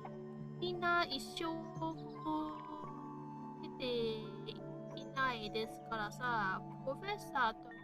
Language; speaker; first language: Japanese; non-native, learner; Chinese